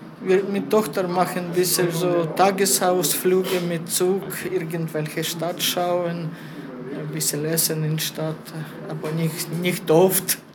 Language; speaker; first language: German; non-native, learner; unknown